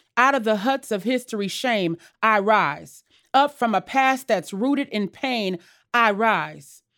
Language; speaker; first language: English; native; English